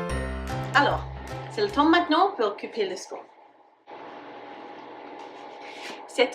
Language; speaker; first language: French; non-native, learner; English